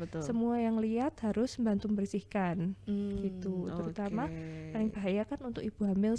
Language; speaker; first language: Indonesian; native; Indonesian